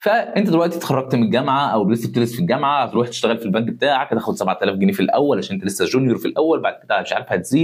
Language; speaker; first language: Arabic; native; Arabic